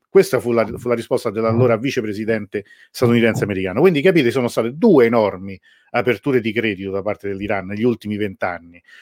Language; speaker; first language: Italian; native; Italian